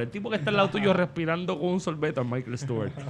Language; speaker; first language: Spanish; native; Spanish